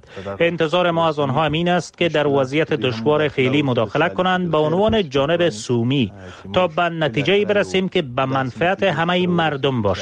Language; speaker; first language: Persian; native; Persian